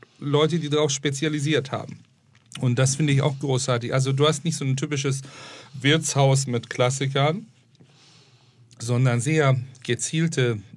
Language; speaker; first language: German; non-native, fluent; Turkish